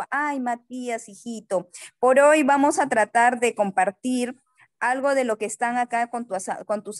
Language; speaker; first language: Spanish; native; Spanish